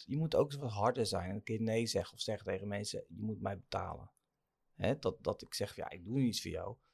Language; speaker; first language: Dutch; native; Dutch